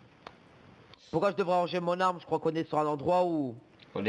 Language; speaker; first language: French; native; French